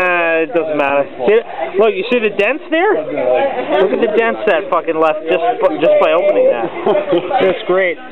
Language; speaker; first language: English; native; English